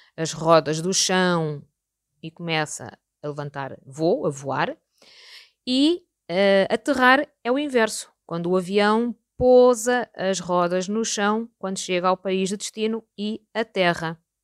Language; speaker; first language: Portuguese; native; Portuguese